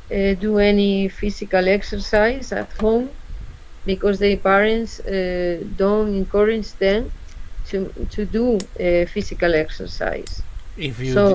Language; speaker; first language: English; non-native, learner; Spanish